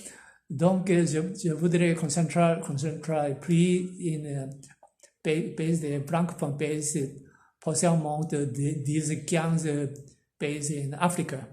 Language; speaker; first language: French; non-native, learner; Korean